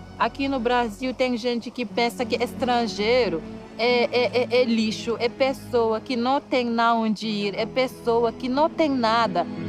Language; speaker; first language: Portuguese; non-native, fluent; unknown